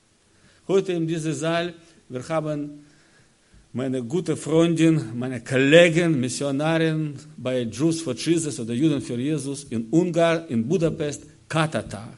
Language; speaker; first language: German; non-native, learner; Russian